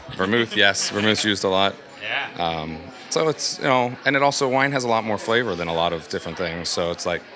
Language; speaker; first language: English; native; English